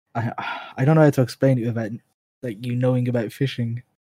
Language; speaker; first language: English; native; English